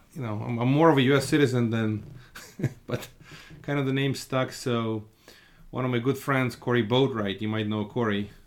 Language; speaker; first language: English; non-native, fluent; Russian